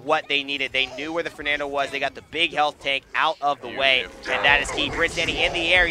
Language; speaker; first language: English; native; English